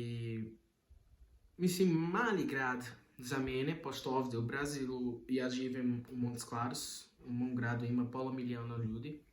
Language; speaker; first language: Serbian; non-native, learner; Portuguese